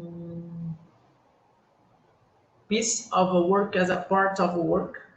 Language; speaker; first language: English; non-native, learner; Portuguese